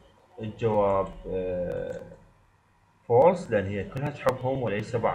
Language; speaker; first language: Arabic; native; Arabic